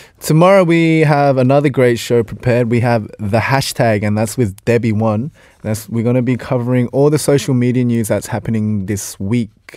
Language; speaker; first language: English; native; English